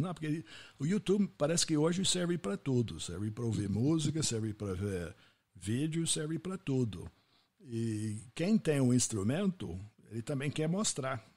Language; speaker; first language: Portuguese; non-native, fluent; English